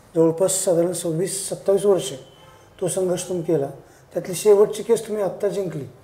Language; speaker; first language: Marathi; native; Marathi